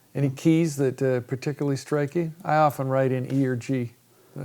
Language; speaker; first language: English; native; English